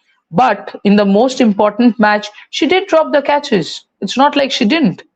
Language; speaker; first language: English; non-native, local second language; Hindi